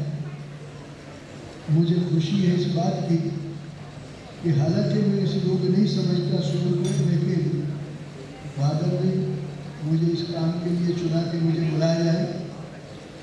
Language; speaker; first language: Hindi; native; Hindi